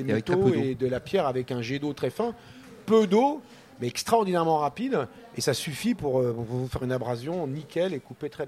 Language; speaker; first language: French; native; French